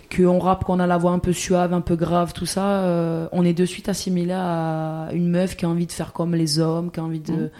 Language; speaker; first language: French; native; French